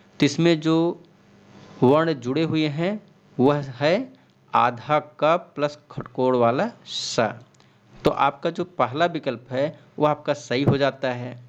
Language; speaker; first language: Hindi; native; Hindi